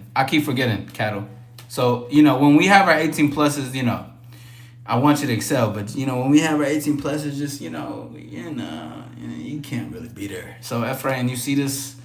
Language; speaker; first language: English; native; English